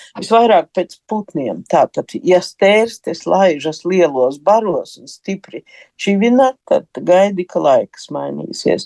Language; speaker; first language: Latvian; native; Latvian